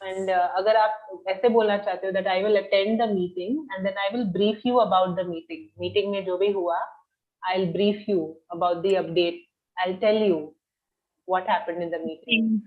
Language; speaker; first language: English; non-native, local second language; Hindi